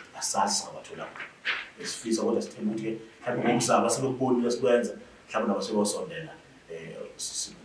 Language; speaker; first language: Zulu; native; Zulu